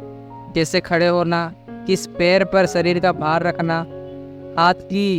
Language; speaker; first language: Hindi; native; Hindi